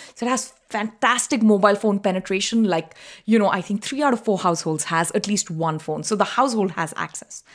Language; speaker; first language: English; non-native, local second language; Tamil